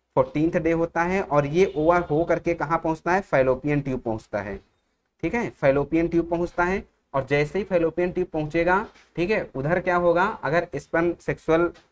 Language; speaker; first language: Hindi; native; Hindi